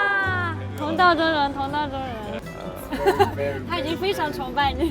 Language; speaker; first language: Chinese; native; Chinese